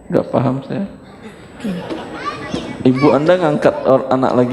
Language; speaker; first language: Indonesian; native; Indonesian